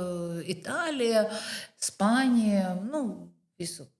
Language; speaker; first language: Latvian; non-native, learner; Russian